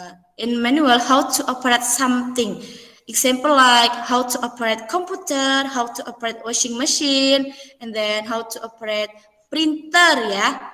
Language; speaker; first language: English; non-native, fluent; Indonesian